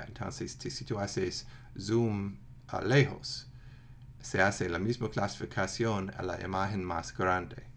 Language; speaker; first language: Spanish; non-native, fluent; English